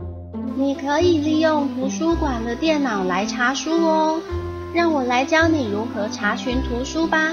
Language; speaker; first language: Chinese; native; Chinese